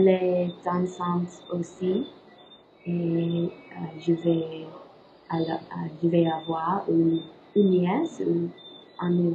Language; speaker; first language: French; non-native, learner; English